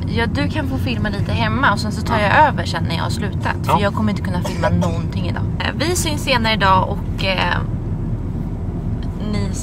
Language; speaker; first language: Swedish; native; Swedish